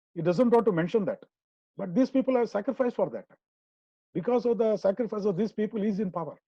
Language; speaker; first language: English; non-native, local second language; Kannada